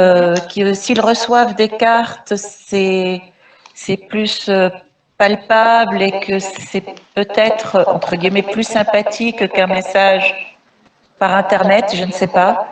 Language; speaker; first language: French; non-native, local second language; Arabic